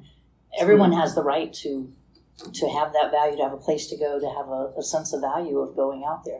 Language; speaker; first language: English; native; English